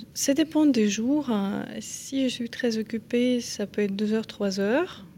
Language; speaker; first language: French; non-native, fluent; Ukrainian